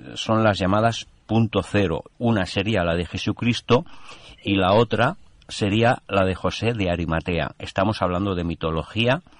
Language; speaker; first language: Spanish; non-native, local second language; Catalan